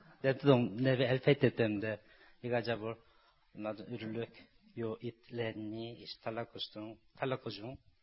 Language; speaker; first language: Hungarian; non-native, learner; Korean